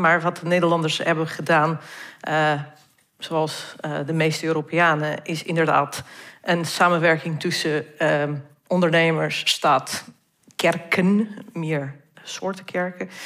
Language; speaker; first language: Dutch; non-native, fluent; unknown